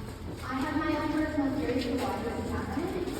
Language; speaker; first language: English; native; English